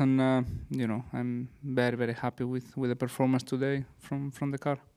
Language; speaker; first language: English; non-native, fluent; Spanish